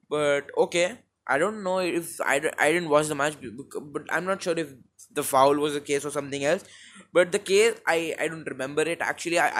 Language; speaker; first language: English; non-native, local second language; Hindi